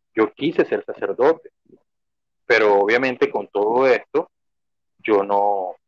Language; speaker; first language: Spanish; native; Spanish